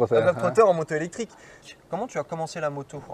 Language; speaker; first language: French; native; French